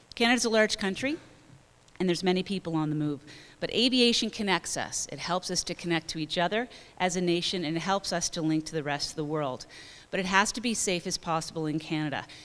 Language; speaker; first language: English; native; English